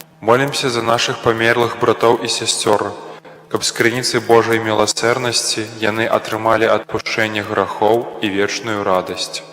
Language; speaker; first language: Belarusian; native; Belarusian